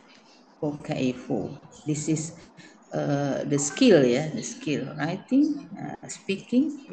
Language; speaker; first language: English; non-native, learner; Indonesian